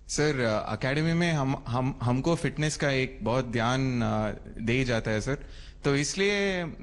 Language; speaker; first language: Hindi; non-native, local second language; Kannada